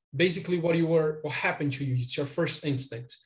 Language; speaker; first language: English; non-native, fluent; Portuguese